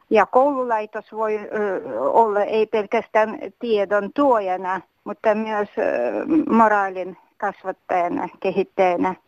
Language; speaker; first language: Finnish; non-native, fluent; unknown